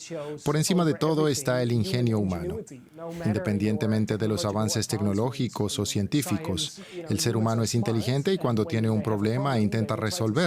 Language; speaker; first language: Spanish; native; Spanish